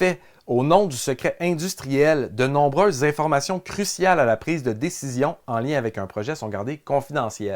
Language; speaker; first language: French; native; French